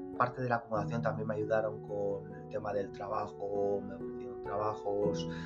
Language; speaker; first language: Spanish; early bilingual, other home language; Romanian